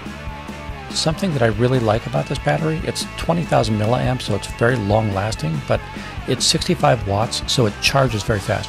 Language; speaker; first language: English; native; English